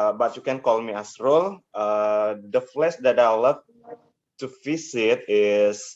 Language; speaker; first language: English; non-native, learner; Indonesian